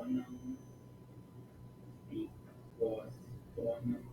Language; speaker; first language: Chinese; non-native, learner; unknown